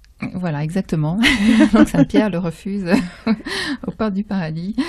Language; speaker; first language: French; native; French